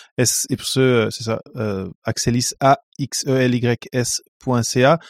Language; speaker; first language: French; native; French